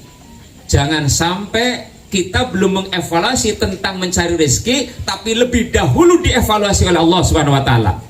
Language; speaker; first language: Indonesian; non-native, local second language; Javanese